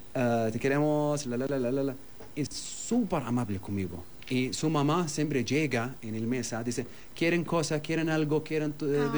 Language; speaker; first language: Spanish; non-native, learner; Arabic